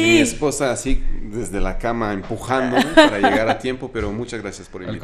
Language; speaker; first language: Spanish; non-native, fluent; Arabic